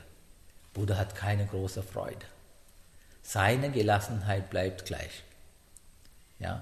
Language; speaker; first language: German; non-native, learner; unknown